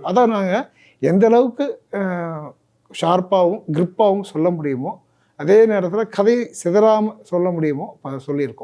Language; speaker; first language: Tamil; native; Tamil